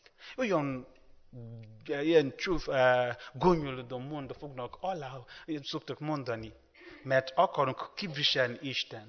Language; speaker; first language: Hungarian; non-native, learner; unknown